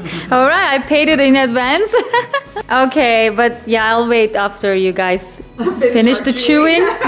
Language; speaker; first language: English; non-native, fluent; Turkish